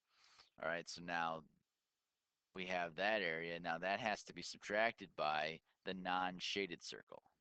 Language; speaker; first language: English; native; English